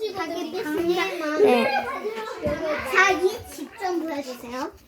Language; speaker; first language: Korean; native; Korean